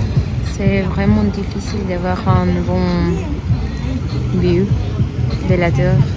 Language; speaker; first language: French; non-native, learner; Spanish